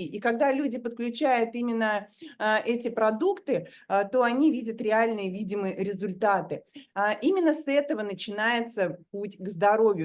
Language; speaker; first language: Russian; native; Russian